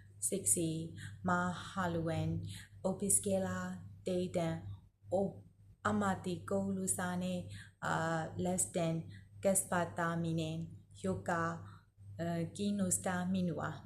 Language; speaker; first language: Finnish; non-native, learner; Burmese